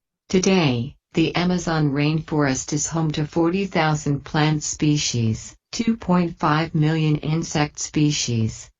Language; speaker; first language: English; non-native, learner; Portuguese